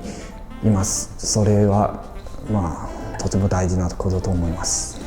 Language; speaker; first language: Japanese; non-native, fluent; Chinese